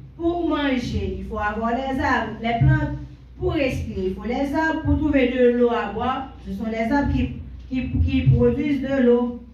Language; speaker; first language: French; non-native, local second language; Haitian Creole